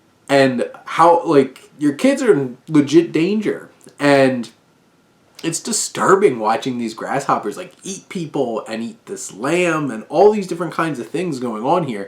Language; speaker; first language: English; native; English